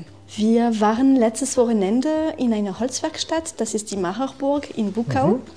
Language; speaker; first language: German; non-native, fluent; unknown